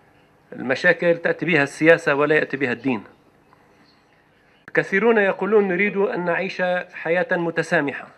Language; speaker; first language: Arabic; native; Arabic